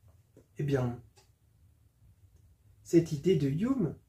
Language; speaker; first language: French; native; French